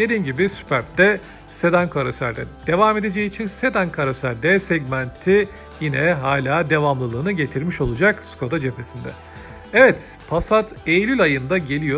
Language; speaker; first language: Turkish; native; Turkish